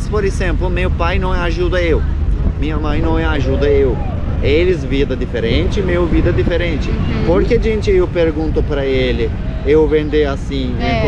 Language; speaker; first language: Portuguese; non-native, learner; Turkish